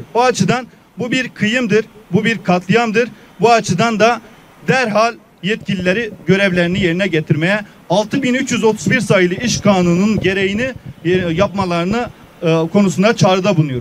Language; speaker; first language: Turkish; native; Turkish